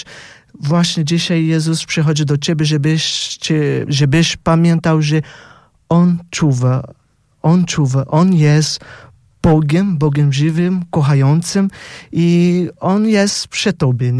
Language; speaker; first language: Polish; non-native, fluent; Portuguese